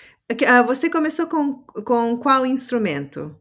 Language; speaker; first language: Portuguese; non-native, fluent; English